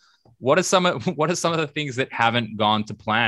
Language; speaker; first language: English; native; English